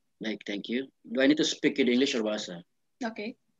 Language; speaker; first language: English; non-native, learner; Indonesian